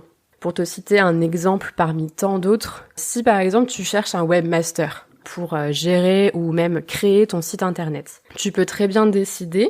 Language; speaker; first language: French; native; French